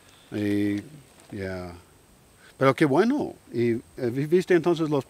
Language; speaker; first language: Spanish; non-native, learner; English